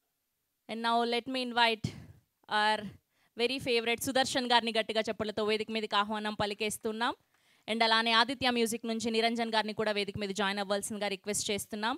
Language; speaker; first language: Telugu; native; Telugu